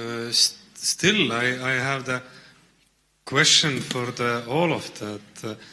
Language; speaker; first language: English; non-native, learner; Estonian